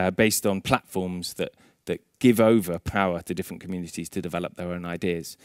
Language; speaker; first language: English; native; English